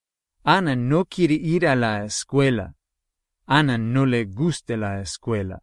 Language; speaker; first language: Spanish; non-native, fluent; English